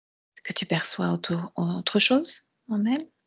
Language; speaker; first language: French; native; French